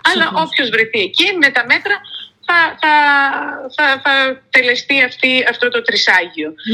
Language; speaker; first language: Greek; native; Greek